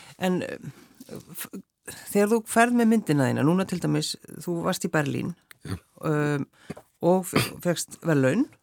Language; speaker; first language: Icelandic; native; Icelandic